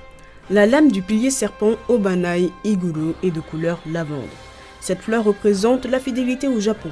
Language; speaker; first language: French; native; French